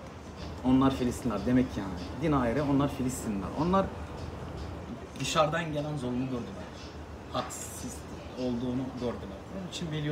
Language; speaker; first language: Turkish; non-native, learner; Arabic